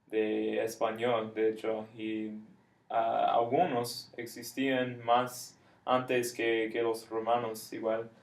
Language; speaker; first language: Spanish; non-native, fluent; English